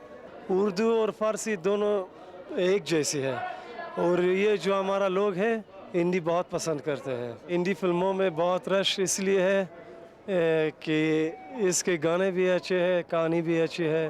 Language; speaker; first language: Hindi; non-native, fluent; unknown